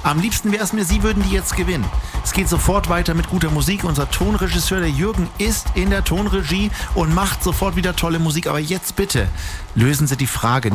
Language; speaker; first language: German; native; German